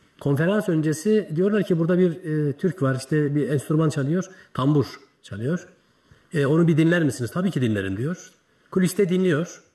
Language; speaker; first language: Turkish; native; Turkish